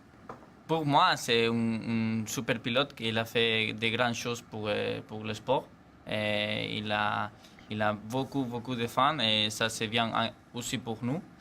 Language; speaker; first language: French; non-native, learner; Spanish